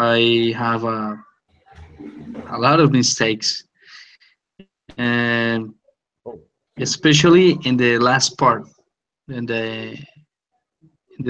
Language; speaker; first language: English; non-native, learner; Spanish